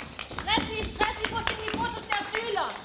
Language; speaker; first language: German; non-native, fluent; Portuguese